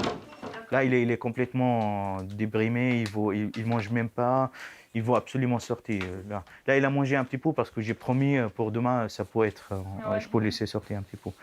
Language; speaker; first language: French; non-native, fluent; Arabic